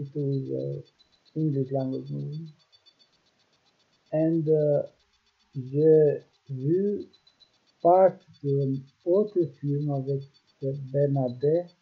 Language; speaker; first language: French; non-native, learner; Romanian